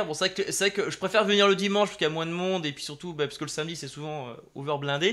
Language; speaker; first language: French; native; French